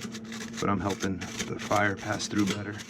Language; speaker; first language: English; native; English